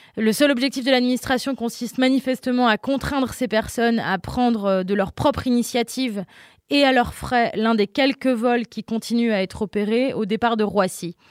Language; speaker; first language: French; native; French